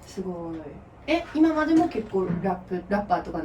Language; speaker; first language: Japanese; non-native, fluent; English